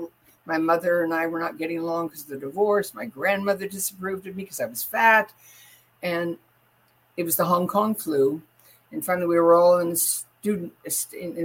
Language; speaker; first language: English; native; English